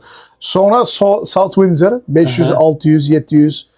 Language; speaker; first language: Turkish; non-native, learner; Uyghur